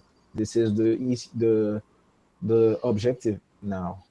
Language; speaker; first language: English; non-native, fluent; Haitian Creole